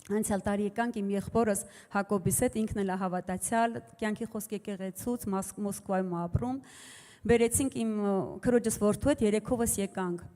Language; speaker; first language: Armenian; native; Armenian